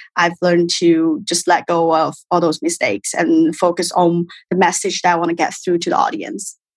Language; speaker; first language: English; non-native, fluent; Chinese